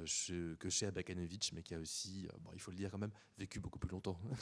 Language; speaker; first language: French; native; French